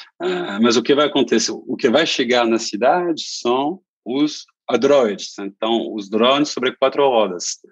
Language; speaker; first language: Portuguese; non-native, fluent; French